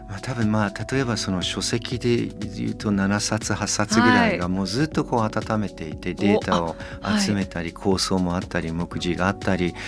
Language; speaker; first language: Japanese; non-native, fluent; English